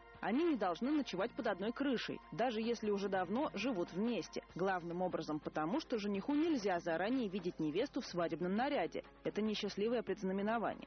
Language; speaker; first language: Russian; native; Russian